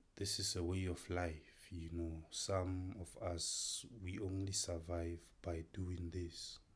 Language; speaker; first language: English; non-native, local second language; Tswana